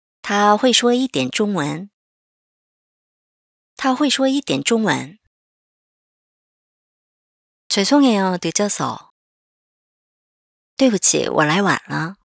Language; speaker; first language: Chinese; non-native, fluent; Korean